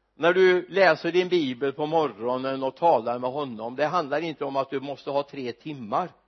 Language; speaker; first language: Swedish; native; Swedish